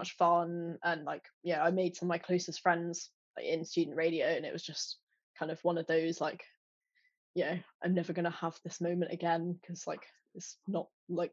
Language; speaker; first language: English; native; English